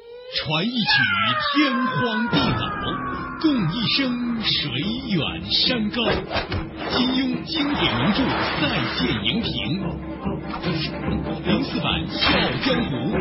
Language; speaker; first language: Chinese; native; Chinese